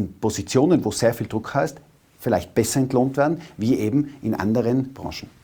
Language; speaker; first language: German; native; German